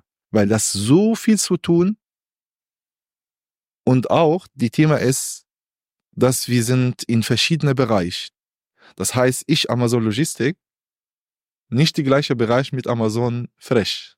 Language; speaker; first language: German; non-native, learner; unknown